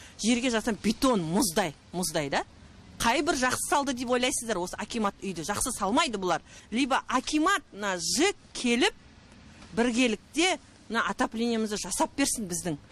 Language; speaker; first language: Kazakh; native; Kazakh